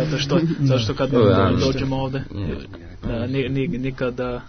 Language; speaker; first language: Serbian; early bilingual, heritage; English